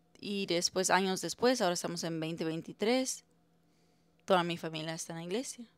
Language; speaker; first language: Spanish; early bilingual, heritage; Spanish